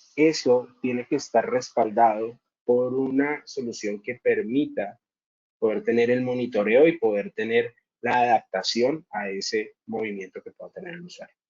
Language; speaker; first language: Spanish; native; Spanish